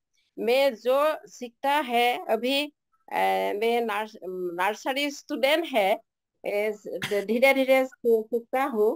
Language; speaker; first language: Hindi; non-native, learner; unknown